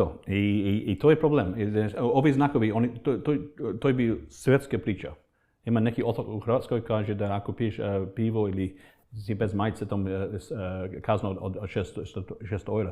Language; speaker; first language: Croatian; non-native, fluent; English